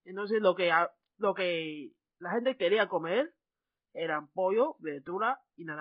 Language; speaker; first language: Spanish; non-native, fluent; Chinese